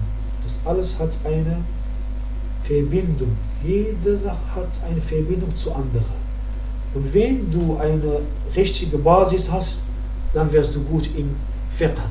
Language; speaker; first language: German; non-native, learner; Arabic